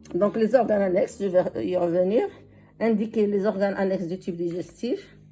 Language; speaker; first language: French; non-native, local second language; Arabic